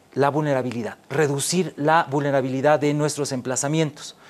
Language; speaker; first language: Spanish; native; Spanish